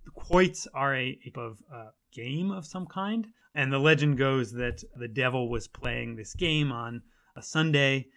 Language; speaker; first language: English; native; English